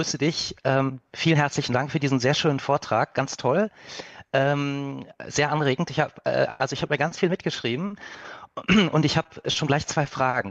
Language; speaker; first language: German; native; German